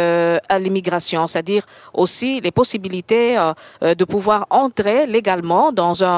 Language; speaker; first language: French; native; French